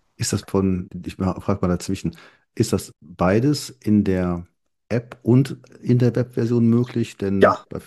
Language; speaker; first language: German; native; German